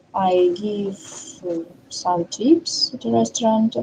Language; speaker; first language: English; non-native, learner; Russian